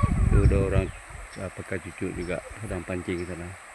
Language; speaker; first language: Indonesian; non-native, local second language; Iban